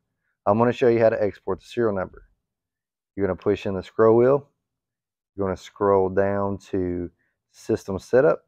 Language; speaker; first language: English; native; English